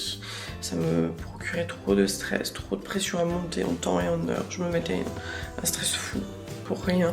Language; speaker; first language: French; native; French